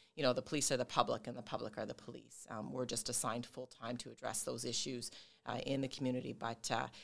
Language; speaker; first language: English; native; English